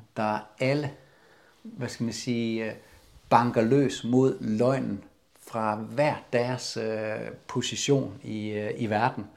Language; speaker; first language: Danish; native; Danish